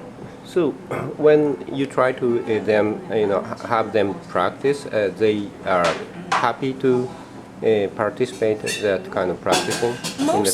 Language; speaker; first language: English; non-native, fluent; Japanese